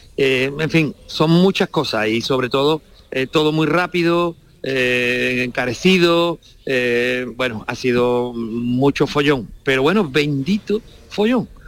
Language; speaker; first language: Spanish; native; Spanish